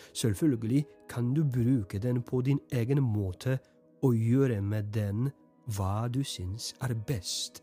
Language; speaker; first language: Norwegian; non-native, fluent; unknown